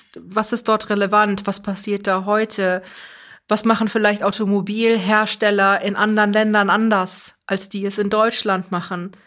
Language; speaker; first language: German; early bilingual, other home language; Persian